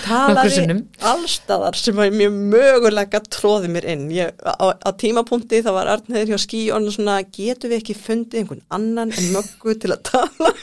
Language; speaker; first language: Icelandic; native; Icelandic